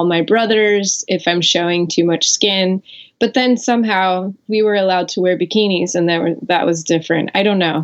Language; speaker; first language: English; native; English